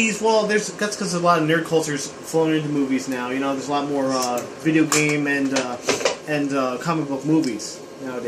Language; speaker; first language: English; native; English